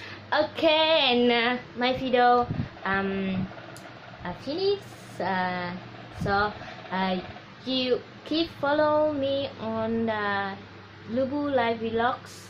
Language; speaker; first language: English; non-native, learner; Vietnamese